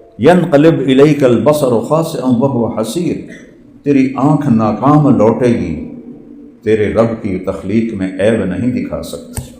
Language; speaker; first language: Urdu; non-native, local second language; Punjabi